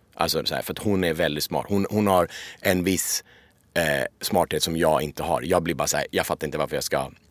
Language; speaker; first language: Swedish; early bilingual, other home language; Persian